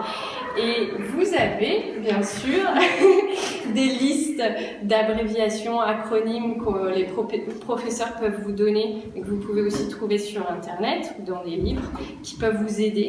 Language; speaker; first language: French; native; French